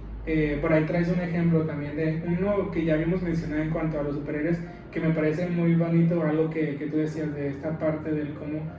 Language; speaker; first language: Spanish; native; Spanish